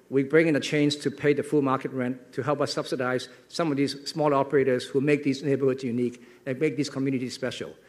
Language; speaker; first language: English; non-native, local second language; Cantonese